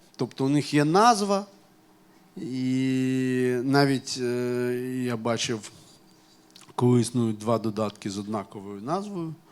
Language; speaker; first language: Ukrainian; non-native, local second language; Russian